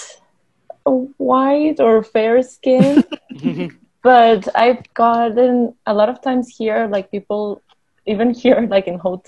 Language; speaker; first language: English; non-native, fluent; Spanish